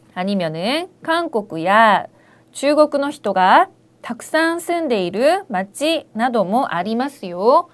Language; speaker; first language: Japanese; non-native, fluent; Korean